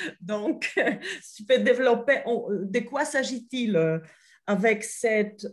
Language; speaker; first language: French; non-native, fluent; Polish